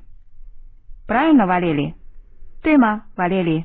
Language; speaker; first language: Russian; non-native, fluent; Chinese